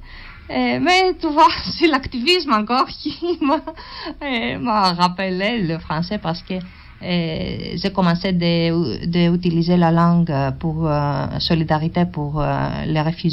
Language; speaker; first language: French; non-native, learner; Greek